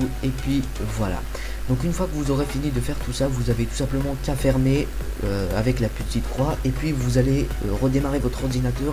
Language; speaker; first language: French; native; French